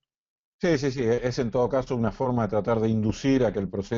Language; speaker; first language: Spanish; native; Spanish